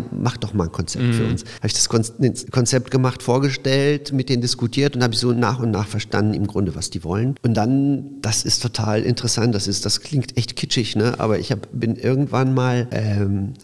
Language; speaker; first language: German; early bilingual, other home language; Polish